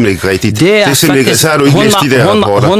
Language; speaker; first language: Danish; early bilingual, other home language; Arabic